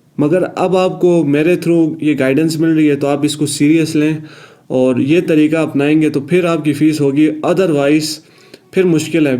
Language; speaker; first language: Urdu; non-native, local second language; Punjabi